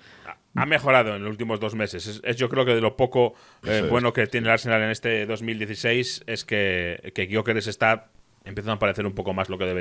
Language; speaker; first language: Spanish; native; Spanish